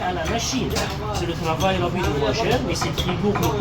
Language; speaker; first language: French; non-native, local second language; Arabic